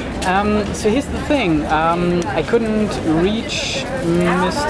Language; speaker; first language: English; non-native, fluent; German